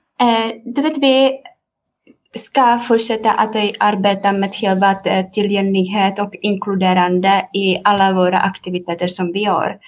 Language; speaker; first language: Swedish; non-native, fluent; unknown